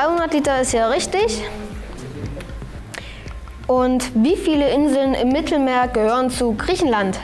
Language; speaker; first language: German; native; German